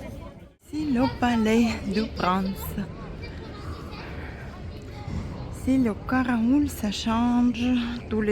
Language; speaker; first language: French; non-native, fluent; Russian